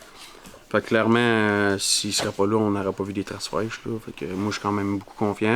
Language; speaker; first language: French; native; French